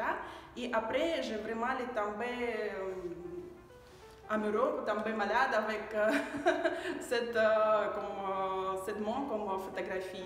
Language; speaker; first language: French; non-native, learner; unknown